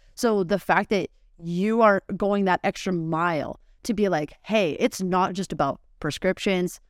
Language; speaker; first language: English; native; English